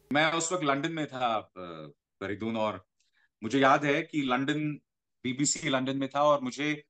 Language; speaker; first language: Hindi; native; Hindi